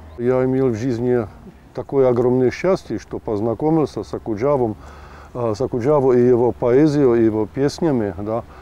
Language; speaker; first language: Russian; non-native, fluent; Czech